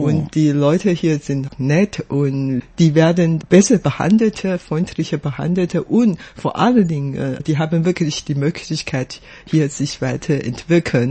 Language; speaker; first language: German; non-native, fluent; Chinese